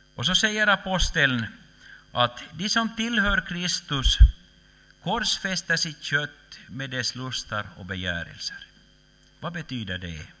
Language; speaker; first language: Swedish; native; Swedish